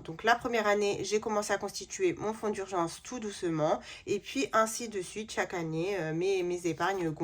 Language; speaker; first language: French; native; French